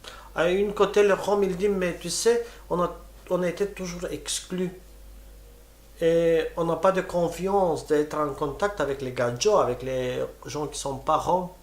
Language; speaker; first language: French; non-native, fluent; Romany